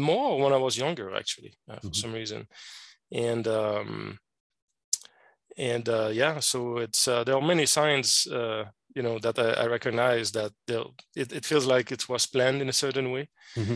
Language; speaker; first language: English; non-native, fluent; French